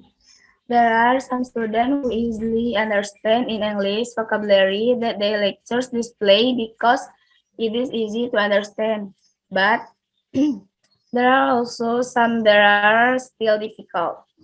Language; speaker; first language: English; non-native, learner; Indonesian